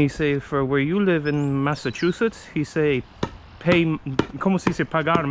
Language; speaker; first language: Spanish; non-native, learner; English